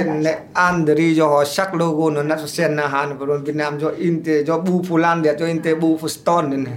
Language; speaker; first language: Swedish; non-native, learner; Vietnamese